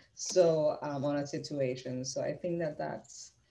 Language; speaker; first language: English; non-native, fluent; Spanish